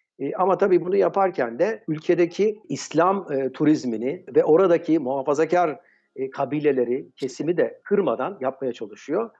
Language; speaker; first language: Turkish; early bilingual, heritage; Turkish